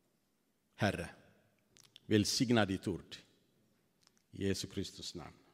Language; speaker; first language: Swedish; non-native, fluent; Tigrinya